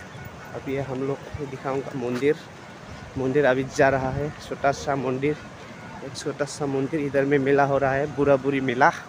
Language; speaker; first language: Hindi; non-native, local second language; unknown